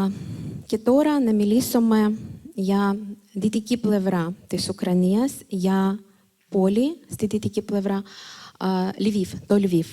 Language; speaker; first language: Greek; non-native, fluent; Ukrainian